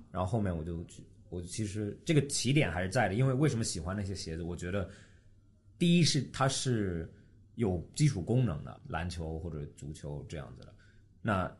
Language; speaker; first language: Chinese; early bilingual, heritage; Chinese